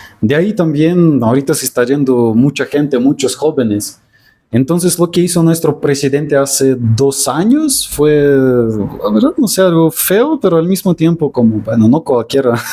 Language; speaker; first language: Spanish; non-native, fluent; Russian